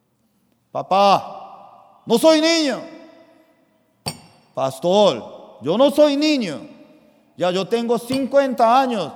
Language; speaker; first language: Spanish; non-native, fluent; Korean